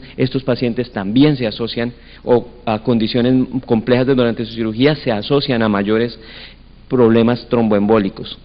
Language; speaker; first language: Spanish; native; Spanish